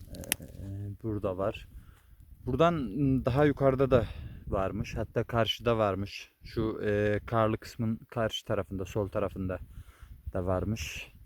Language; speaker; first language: Turkish; native; Turkish